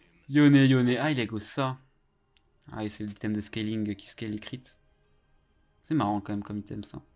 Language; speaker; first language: French; native; French